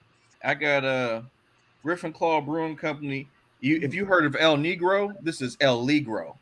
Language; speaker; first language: English; native; English